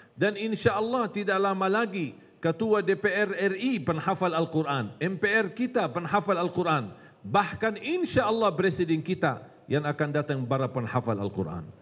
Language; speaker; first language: Indonesian; non-native, fluent; Arabic